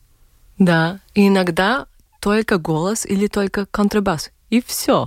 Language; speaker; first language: Russian; non-native, local second language; Latvian